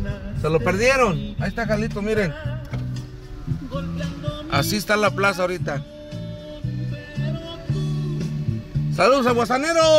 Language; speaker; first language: Spanish; native; Spanish